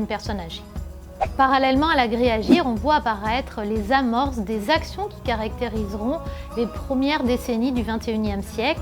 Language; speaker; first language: French; native; French